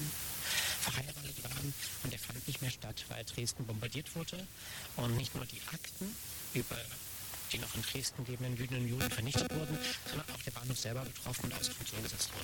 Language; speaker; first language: German; native; German